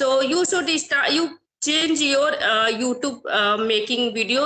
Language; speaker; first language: English; non-native, learner; Hindi